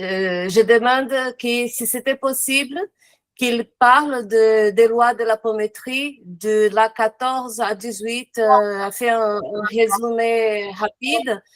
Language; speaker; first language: French; non-native, fluent; Portuguese